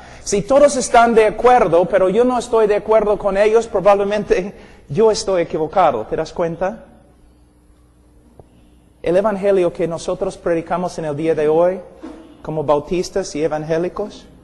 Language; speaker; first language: Spanish; non-native, fluent; English